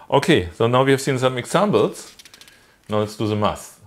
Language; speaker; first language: English; non-native, fluent; German